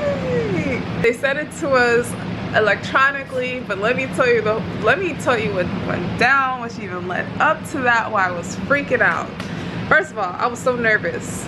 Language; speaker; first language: English; native; English